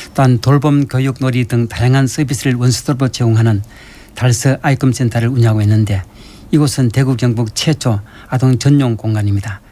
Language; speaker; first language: Korean; native; Korean